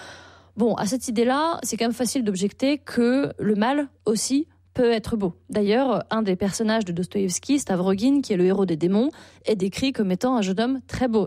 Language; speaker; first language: French; native; French